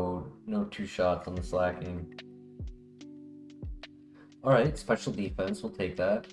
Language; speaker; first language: English; native; English